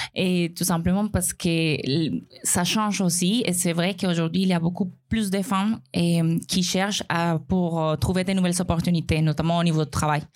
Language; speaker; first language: French; non-native, fluent; Spanish